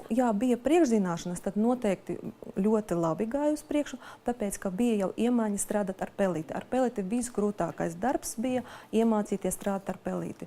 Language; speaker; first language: Latvian; non-native, local second language; Russian